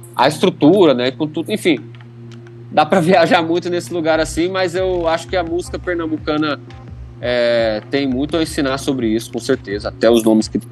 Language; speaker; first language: Portuguese; native; Portuguese